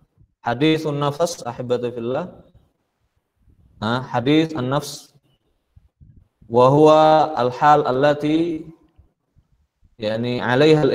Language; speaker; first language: Arabic; non-native, fluent; Indonesian